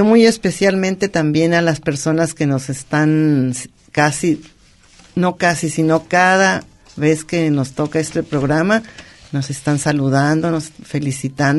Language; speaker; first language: Spanish; native; Spanish